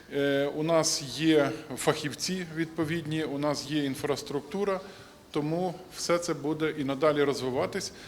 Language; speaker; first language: Ukrainian; native; Ukrainian